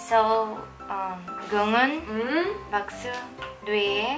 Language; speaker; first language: Korean; non-native, learner; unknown